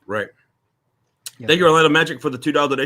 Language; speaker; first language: English; native; English